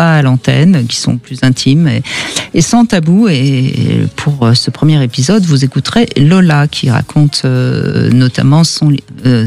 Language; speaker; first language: French; native; French